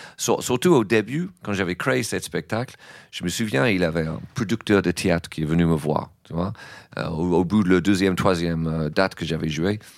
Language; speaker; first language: French; non-native, fluent; English